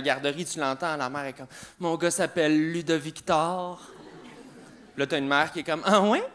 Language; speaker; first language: French; native; French